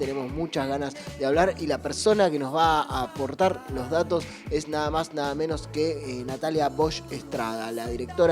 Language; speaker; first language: Spanish; native; Spanish